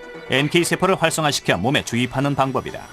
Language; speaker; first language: Korean; native; Korean